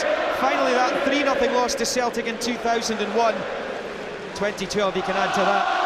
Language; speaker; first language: English; native; English